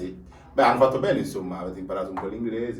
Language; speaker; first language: Italian; native; Italian